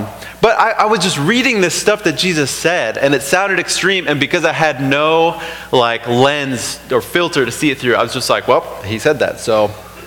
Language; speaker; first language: English; native; English